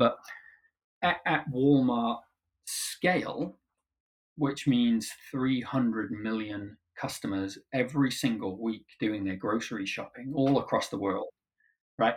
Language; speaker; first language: English; native; English